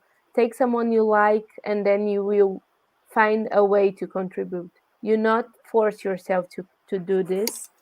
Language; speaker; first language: English; non-native, learner; Portuguese